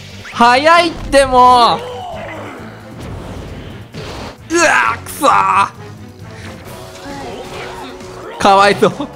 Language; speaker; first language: Japanese; native; Japanese